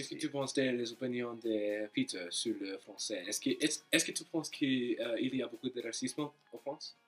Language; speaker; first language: French; non-native, learner; English